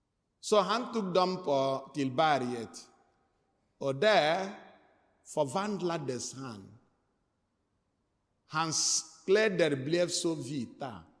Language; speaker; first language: Swedish; non-native, fluent; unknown